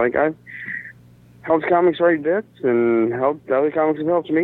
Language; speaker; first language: English; native; English